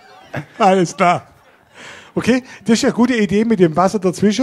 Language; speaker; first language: German; native; German